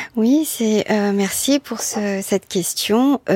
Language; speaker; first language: French; non-native, local second language; Morisyen